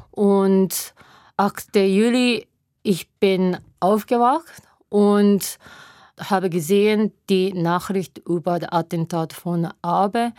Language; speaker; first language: German; non-native, learner; Japanese